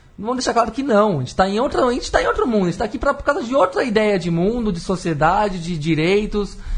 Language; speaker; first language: Portuguese; native; Portuguese